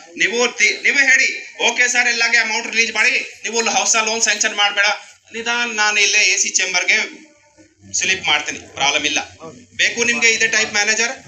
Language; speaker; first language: Kannada; non-native, learner; Hindi